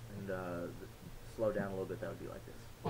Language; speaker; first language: English; native; English